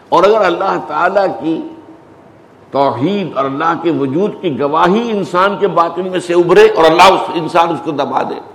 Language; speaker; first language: Urdu; native; Urdu